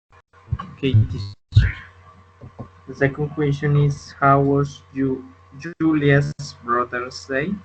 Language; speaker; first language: English; non-native, learner; Spanish